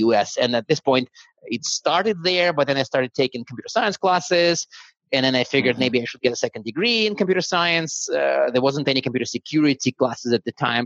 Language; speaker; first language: English; non-native, fluent; Russian